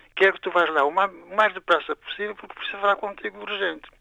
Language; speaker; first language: Portuguese; non-native, local second language; Kabuverdianu